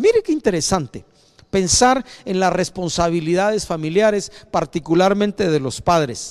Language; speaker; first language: Spanish; native; Spanish